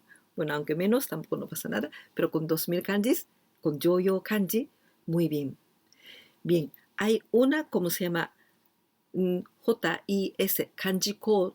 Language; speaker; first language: Spanish; non-native, fluent; Japanese